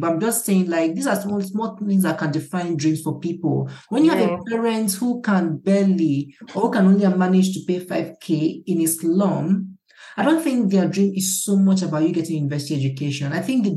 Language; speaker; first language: English; non-native, local second language; Igbo